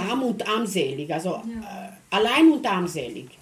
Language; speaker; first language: German; non-native, local second language; Romany